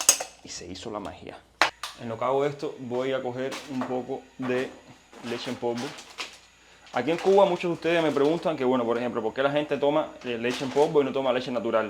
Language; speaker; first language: Spanish; native; Spanish